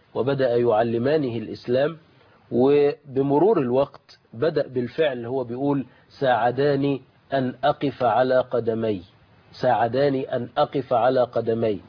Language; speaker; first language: Arabic; native; Arabic